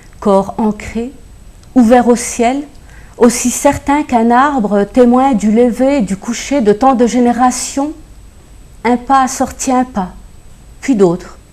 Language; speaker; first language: French; early bilingual, other home language; Kabyle